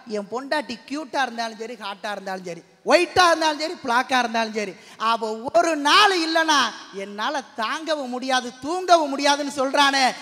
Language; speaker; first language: Tamil; native; Tamil